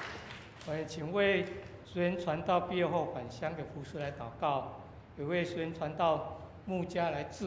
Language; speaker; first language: Chinese; native; Chinese